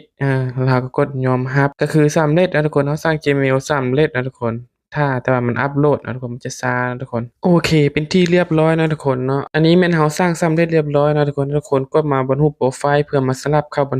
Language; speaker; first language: Thai; non-native, local second language; Northeastern Thai